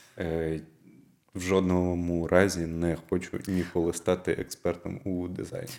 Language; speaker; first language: Ukrainian; non-native, local second language; Russian